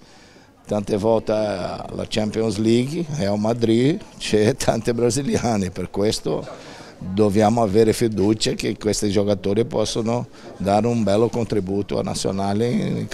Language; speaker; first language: Italian; non-native, fluent; Portuguese